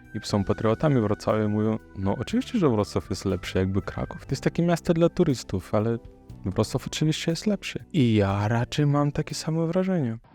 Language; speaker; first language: Polish; non-native, fluent; Russian